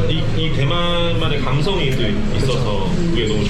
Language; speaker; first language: Korean; native; Korean